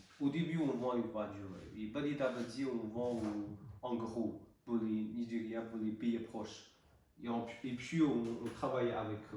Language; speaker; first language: French; non-native, learner; Chinese